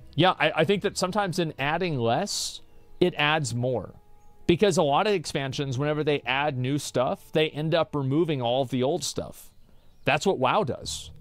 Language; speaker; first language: English; native; English